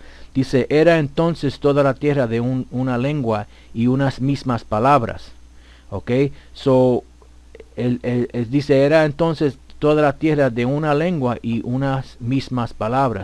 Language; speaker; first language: Spanish; early bilingual, heritage; Spanish